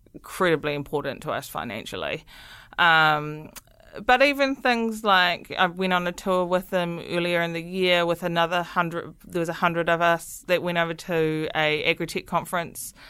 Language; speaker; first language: English; native; English